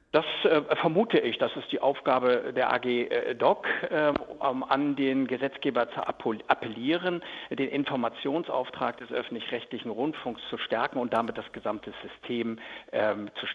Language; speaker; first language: German; native; German